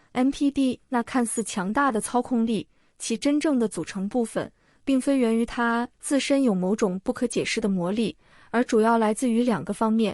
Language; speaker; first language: Chinese; native; Chinese